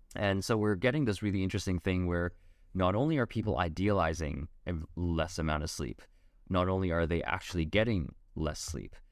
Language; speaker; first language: English; native; English